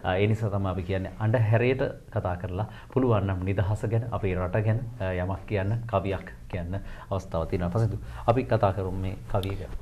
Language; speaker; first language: Sinhala; native; Sinhala